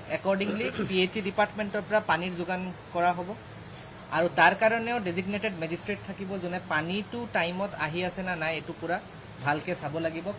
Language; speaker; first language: Assamese; native; Assamese